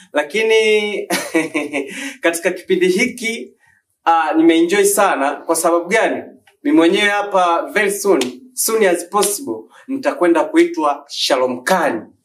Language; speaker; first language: Swahili; native; Swahili